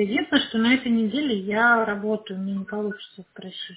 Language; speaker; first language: Russian; native; Russian